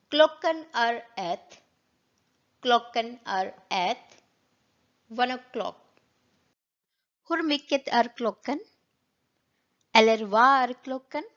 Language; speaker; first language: Swedish; non-native, learner; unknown